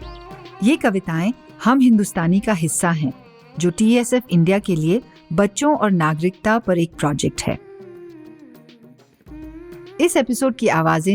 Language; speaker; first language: Hindi; native; Hindi